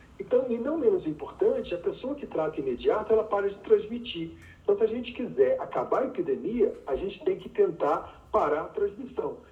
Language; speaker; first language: Portuguese; native; Portuguese